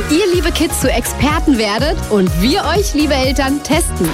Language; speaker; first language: German; native; German